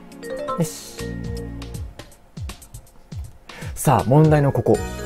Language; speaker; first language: Japanese; native; Japanese